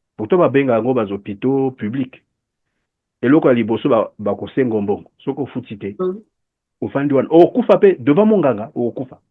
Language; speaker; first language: Lingala; native; Lingala